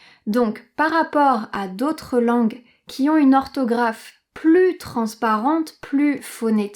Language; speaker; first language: French; native; French